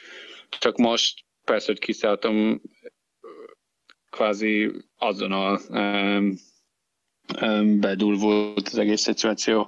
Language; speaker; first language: Hungarian; non-native, fluent; English